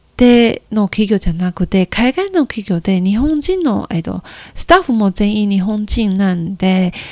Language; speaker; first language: Japanese; non-native, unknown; Chinese